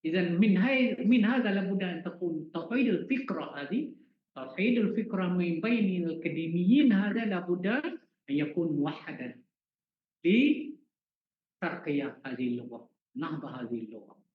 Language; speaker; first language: Arabic; non-native, fluent; Malay